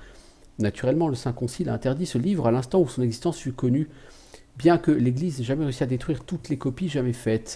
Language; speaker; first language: French; native; French